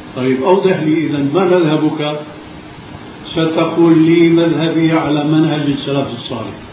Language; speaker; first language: Arabic; early bilingual, other home language; Albanian